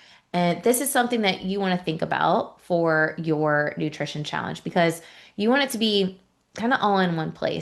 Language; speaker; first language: English; native; English